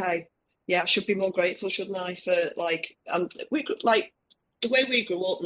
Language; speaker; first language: English; native; English